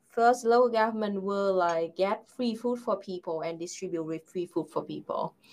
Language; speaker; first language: English; non-native, fluent; Vietnamese